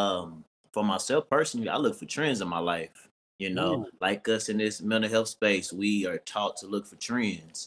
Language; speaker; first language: English; native; English